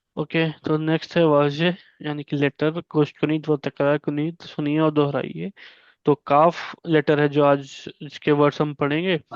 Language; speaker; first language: Hindi; native; Hindi